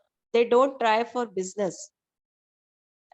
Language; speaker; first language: English; non-native, learner; Hindi